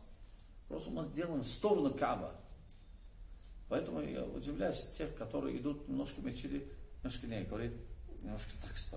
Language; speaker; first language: Russian; non-native, learner; Azerbaijani